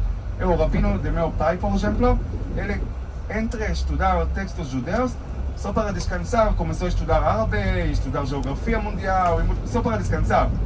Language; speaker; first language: Portuguese; non-native, fluent; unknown